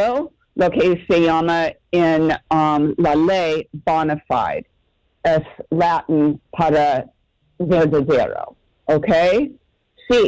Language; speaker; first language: Spanish; non-native, learner; English